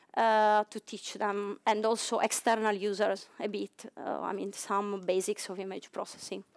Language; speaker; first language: English; non-native, fluent; Italian